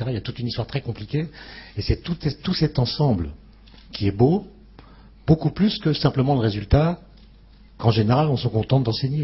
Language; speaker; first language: French; native; French